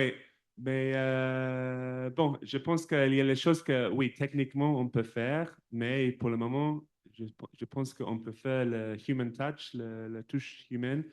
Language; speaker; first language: French; non-native, fluent; English